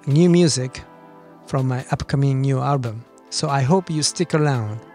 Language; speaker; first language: English; early bilingual, other home language; Japanese